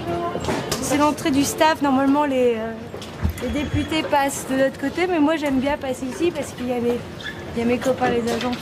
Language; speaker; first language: French; native; French